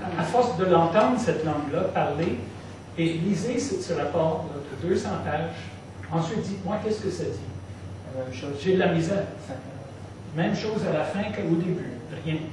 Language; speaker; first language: French; non-native, local second language; English